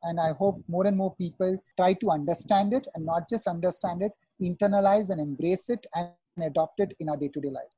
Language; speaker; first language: English; non-native, local second language; Hindi